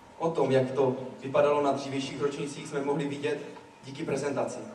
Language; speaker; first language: Czech; native; Czech